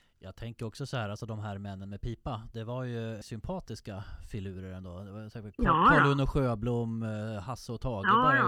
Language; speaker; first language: Swedish; native; Swedish